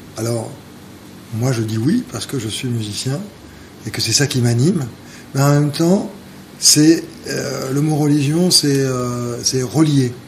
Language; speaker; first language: French; native; French